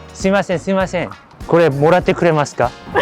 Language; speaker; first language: Japanese; non-native, learner; English